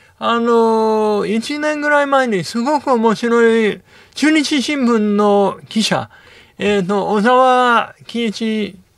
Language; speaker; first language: Japanese; non-native, fluent; English